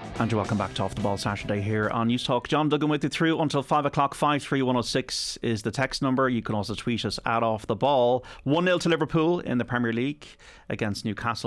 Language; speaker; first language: English; native; English